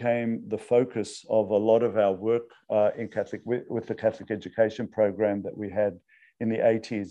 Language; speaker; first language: English; native; English